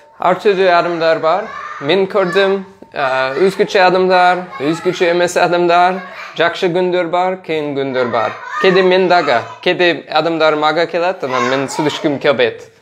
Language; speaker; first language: Kyrgyz; non-native, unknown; English